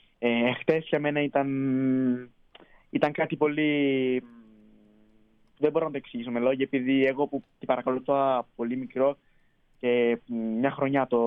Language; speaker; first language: Greek; early bilingual, heritage; Greek